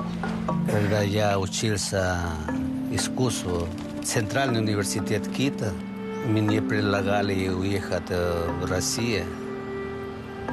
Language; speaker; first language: Russian; non-native, fluent; Chinese